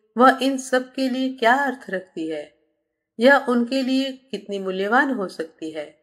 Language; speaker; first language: Hindi; native; Hindi